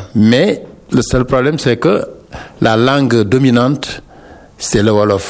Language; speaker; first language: French; non-native, local second language; Wolof